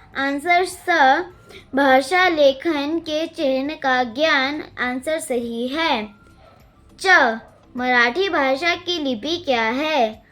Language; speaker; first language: Hindi; non-native, local second language; Telugu